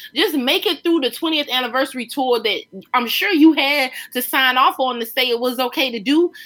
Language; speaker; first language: English; native; English